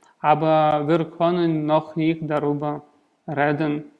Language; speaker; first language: German; non-native, learner; Russian